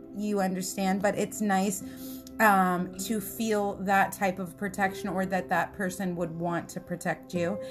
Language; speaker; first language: English; early bilingual, other home language; Italian